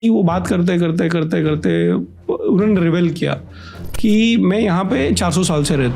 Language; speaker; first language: Hindi; native; Hindi